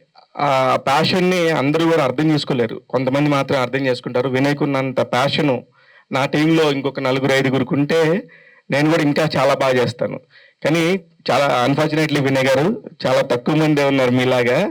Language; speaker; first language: Telugu; native; Telugu